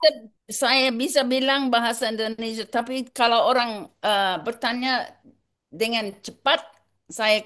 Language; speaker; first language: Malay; non-native, learner; English